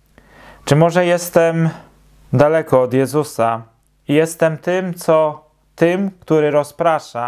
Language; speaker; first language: Polish; native; Polish